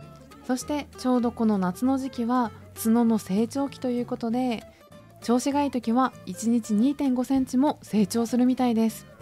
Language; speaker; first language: Japanese; native; Japanese